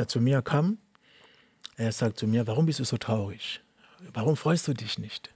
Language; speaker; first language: German; non-native, learner; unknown